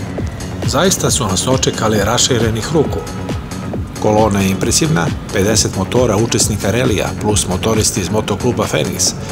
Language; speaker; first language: Croatian; native; Croatian